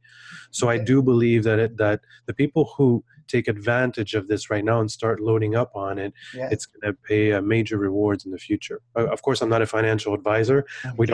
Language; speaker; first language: English; non-native, fluent; French